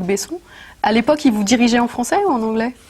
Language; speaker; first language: French; native; French